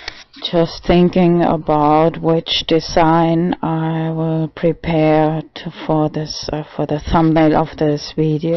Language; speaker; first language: English; non-native, learner; German